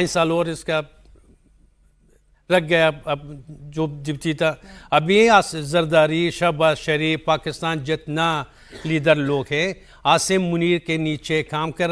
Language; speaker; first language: Hindi; non-native, fluent; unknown